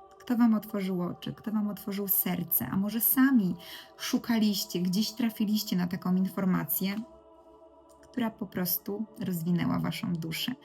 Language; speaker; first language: Polish; native; Polish